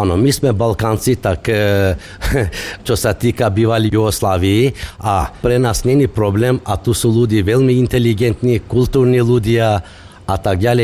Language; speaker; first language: Slovak; non-native, local second language; Macedonian